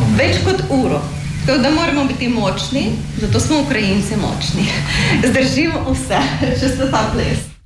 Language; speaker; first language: Slovenian; non-native, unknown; Ukrainian